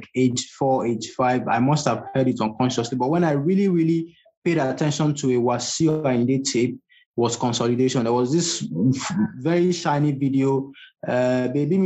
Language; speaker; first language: English; non-native, local second language; Yoruba